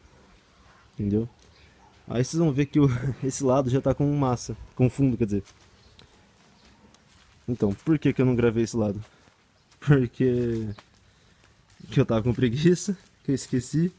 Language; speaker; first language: Portuguese; native; Portuguese